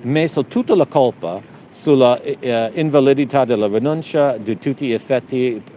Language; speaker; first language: Italian; non-native, learner; English